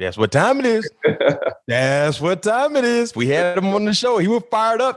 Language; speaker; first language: English; native; English